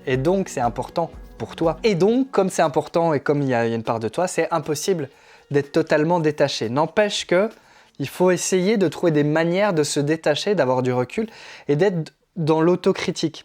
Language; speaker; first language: French; native; French